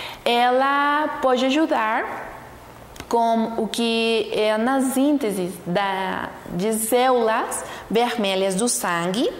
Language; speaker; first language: Portuguese; non-native, learner; Spanish